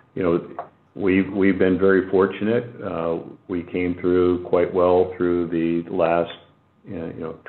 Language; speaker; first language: English; native; English